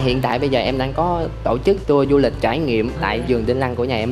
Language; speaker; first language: Vietnamese; native; Vietnamese